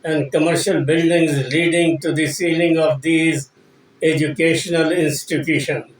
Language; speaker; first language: English; non-native, local second language; Urdu